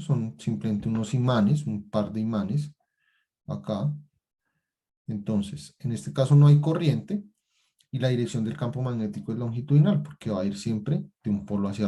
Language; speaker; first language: Spanish; native; Spanish